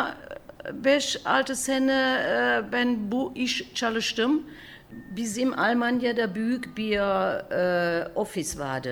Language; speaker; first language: Turkish; early bilingual, heritage; German